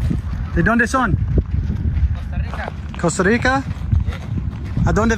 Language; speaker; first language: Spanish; non-native, learner; English